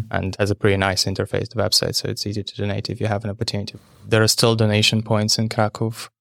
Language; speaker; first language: English; non-native, fluent; Ukrainian